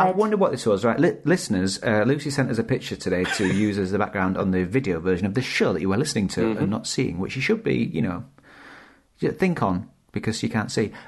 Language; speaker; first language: English; native; English